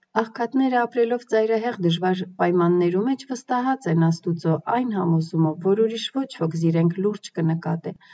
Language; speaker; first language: Armenian; early bilingual, heritage; Armenian